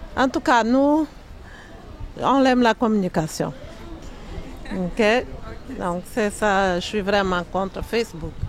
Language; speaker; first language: French; non-native, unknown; Portuguese